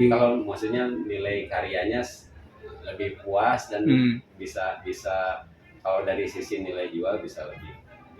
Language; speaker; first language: Indonesian; non-native, local second language; Sundanese